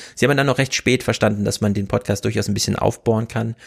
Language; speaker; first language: German; native; German